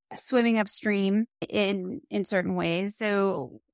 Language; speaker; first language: English; native; English